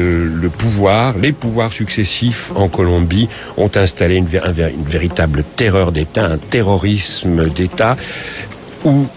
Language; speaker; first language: French; native; French